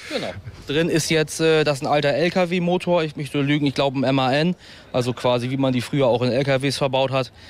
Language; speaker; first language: German; native; German